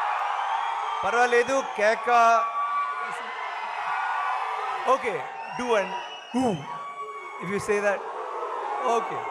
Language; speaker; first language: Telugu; non-native, learner; Tamil